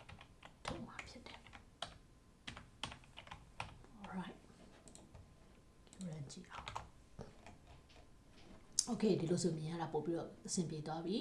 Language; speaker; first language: Burmese; native; Burmese